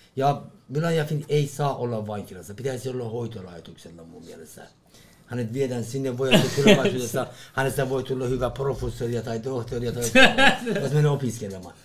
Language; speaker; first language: Finnish; non-native, learner; Persian